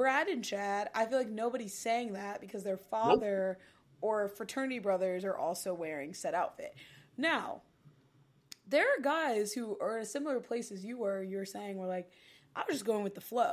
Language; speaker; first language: English; native; English